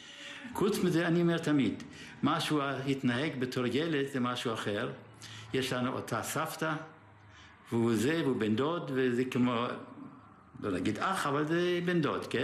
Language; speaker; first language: Hebrew; early bilingual, other home language; German